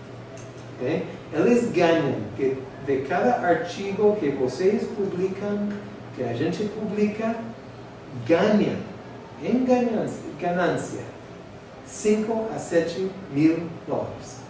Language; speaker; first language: Portuguese; non-native, fluent; English